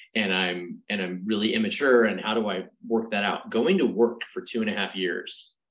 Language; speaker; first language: English; native; English